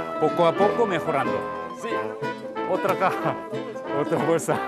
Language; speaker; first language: Spanish; non-native, learner; Korean